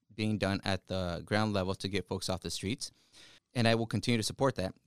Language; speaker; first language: English; early bilingual, other home language; Spanish